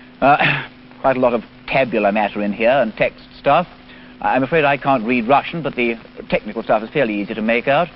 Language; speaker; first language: English; native; English